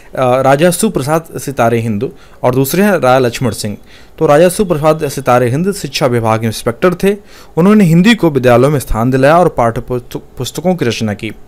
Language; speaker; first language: Hindi; native; Hindi